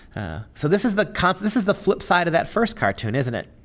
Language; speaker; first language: English; native; English